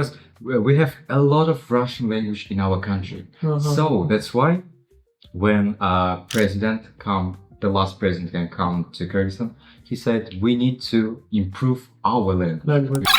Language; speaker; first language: English; non-native, learner; Kyrgyz